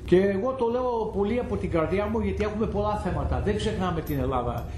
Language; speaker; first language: Greek; early bilingual, heritage; Greek